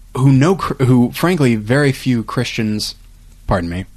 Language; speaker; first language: English; native; English